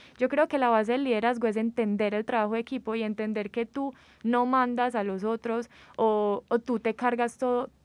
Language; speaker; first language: Spanish; native; Spanish